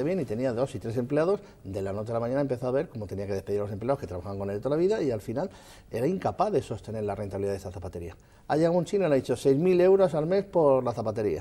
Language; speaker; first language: Spanish; native; Spanish